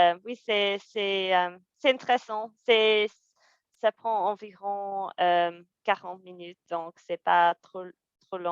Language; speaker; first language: French; non-native, fluent; English